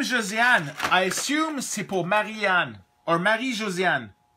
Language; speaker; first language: French; non-native, local second language; English